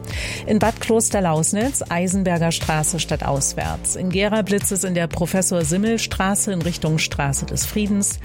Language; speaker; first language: German; native; German